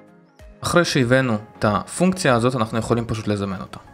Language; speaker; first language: Hebrew; native; Hebrew